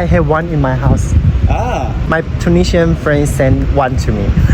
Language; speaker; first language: English; non-native, fluent; Chinese